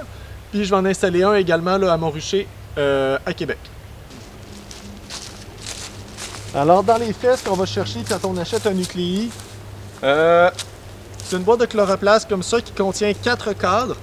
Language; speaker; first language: French; native; French